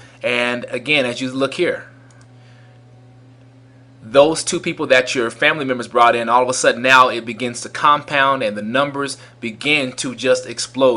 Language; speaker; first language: English; native; English